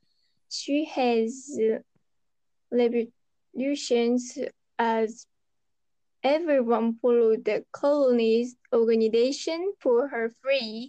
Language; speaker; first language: English; non-native, learner; Japanese